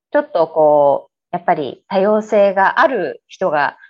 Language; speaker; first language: Japanese; native; Japanese